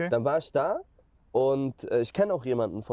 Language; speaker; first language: German; native; German